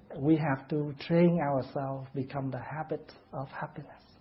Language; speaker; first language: English; non-native, fluent; Vietnamese